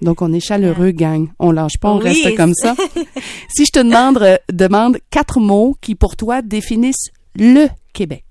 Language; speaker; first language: French; native; French